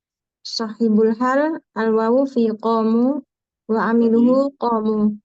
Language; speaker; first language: Arabic; non-native, learner; Indonesian